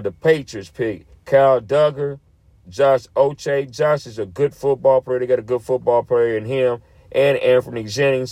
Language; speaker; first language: English; native; English